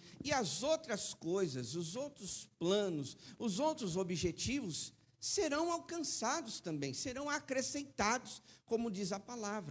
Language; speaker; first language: Portuguese; native; Portuguese